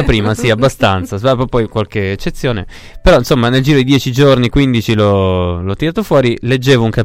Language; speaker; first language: Italian; native; Italian